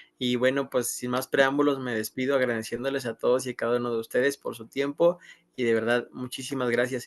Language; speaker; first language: Spanish; native; Spanish